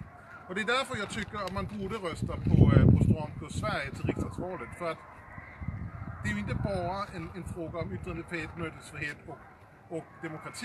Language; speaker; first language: Swedish; early bilingual, heritage; Danish